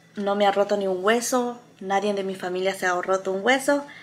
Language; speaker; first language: Spanish; native; Spanish